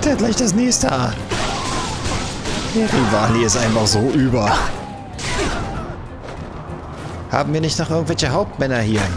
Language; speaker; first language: German; native; German